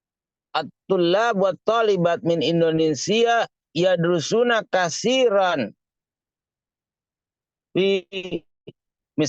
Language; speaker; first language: Arabic; non-native, fluent; Indonesian